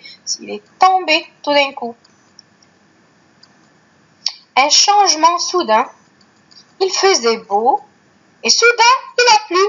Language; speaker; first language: French; non-native, fluent; Arabic